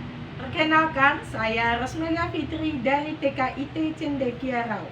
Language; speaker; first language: Indonesian; native; Indonesian